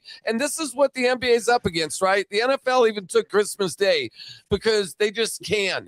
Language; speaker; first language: English; native; English